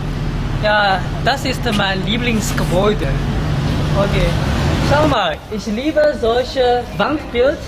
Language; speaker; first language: German; non-native, learner; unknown